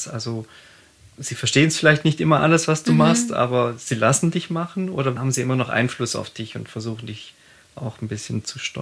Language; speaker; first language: German; native; German